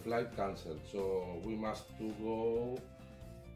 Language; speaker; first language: English; non-native, learner; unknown